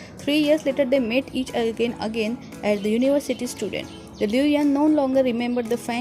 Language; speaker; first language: English; non-native, fluent; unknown